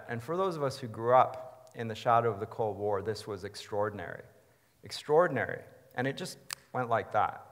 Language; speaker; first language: English; native; English